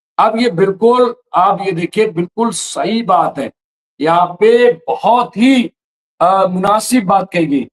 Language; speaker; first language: Urdu; native; Urdu